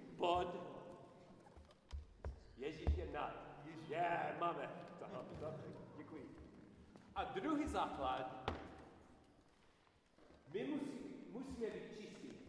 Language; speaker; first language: Czech; non-native, learner; English